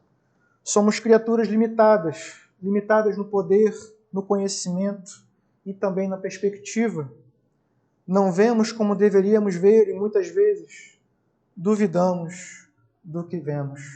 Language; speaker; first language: Portuguese; native; Portuguese